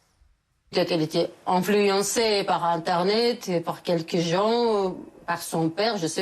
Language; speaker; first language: French; non-native, learner; Chechen